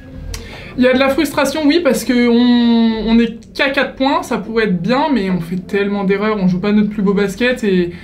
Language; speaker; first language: French; native; French